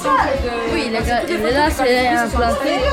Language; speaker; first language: French; non-native, learner; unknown